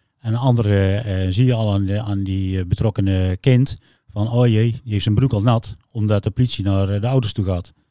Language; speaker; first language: Dutch; native; Dutch